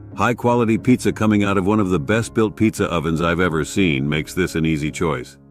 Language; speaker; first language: English; native; English